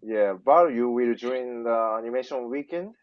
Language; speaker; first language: English; non-native, learner; Japanese